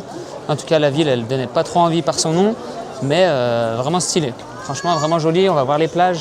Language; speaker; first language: French; native; French